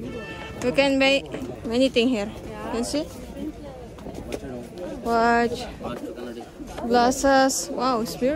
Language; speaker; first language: English; non-native, learner; Indonesian